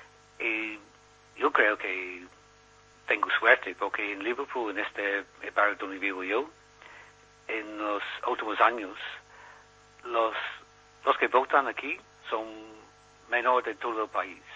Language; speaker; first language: Spanish; non-native, learner; English